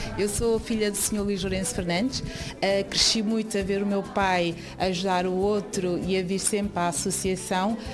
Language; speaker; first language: Portuguese; early bilingual, other home language; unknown